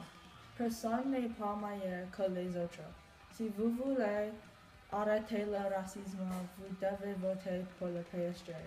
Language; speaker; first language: French; non-native, learner; English